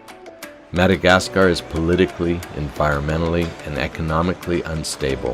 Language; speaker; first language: English; native; English